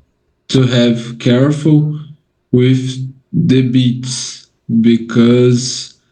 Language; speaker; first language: English; non-native, learner; Portuguese